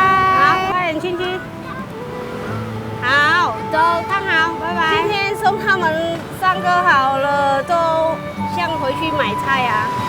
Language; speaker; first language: Chinese; non-native, fluent; Vietnamese